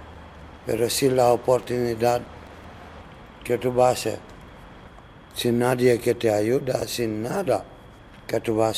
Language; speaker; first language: Spanish; non-native, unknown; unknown